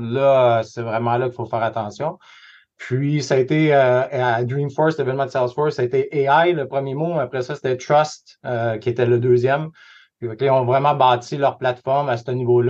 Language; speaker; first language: French; native; French